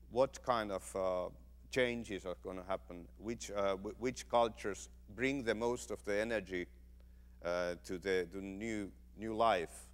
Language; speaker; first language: English; non-native, fluent; Finnish